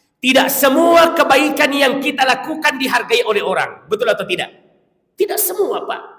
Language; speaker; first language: Malay; non-native, local second language; Buginese